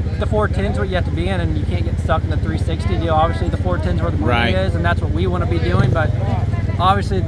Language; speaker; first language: English; native; English